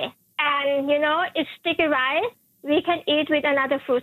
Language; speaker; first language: English; non-native, fluent; Thai